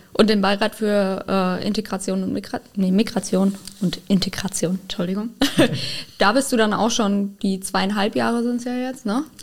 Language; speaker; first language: German; native; German